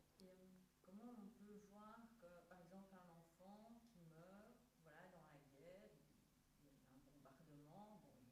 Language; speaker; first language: French; native; French